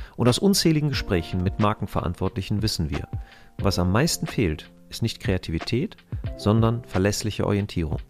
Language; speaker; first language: German; native; German